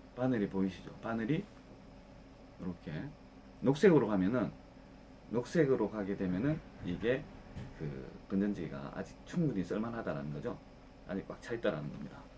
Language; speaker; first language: Korean; native; Korean